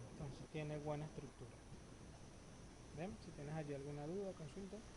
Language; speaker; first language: Spanish; native; Spanish